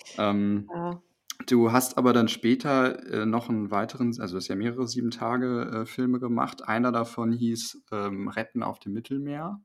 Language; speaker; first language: German; native; German